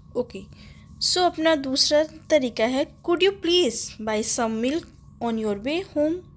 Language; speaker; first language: Hindi; native; Hindi